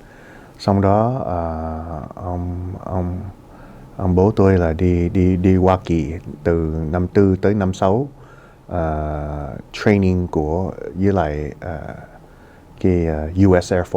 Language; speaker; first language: Vietnamese; early bilingual, heritage; Vietnamese